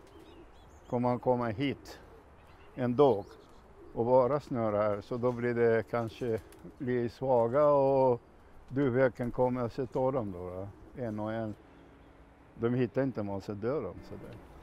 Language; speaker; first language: Swedish; non-native, fluent; Macedonian